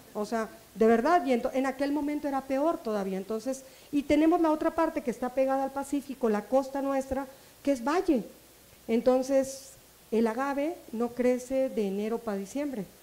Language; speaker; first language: Spanish; native; Spanish